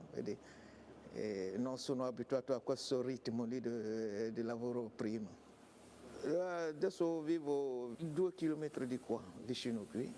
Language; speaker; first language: Italian; non-native, learner; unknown